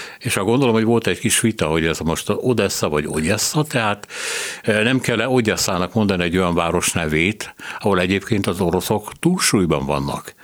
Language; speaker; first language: Hungarian; native; Hungarian